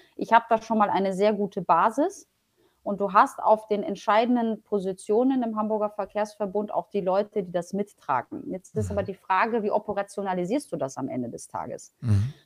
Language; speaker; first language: German; early bilingual, other home language; Polish